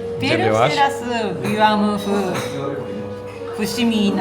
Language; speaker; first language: Polish; non-native, learner; Japanese